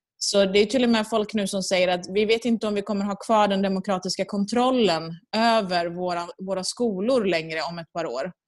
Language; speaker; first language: Swedish; early bilingual, other home language; Persian